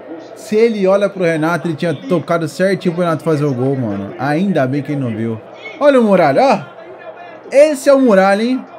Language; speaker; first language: Portuguese; native; Portuguese